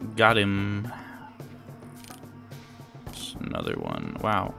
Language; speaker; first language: English; native; English